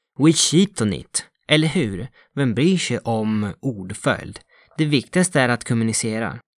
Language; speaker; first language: Swedish; non-native, fluent; Italian